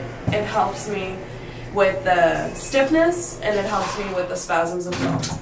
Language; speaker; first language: English; native; English